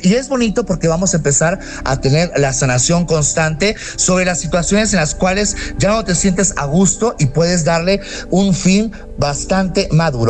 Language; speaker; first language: Spanish; native; Spanish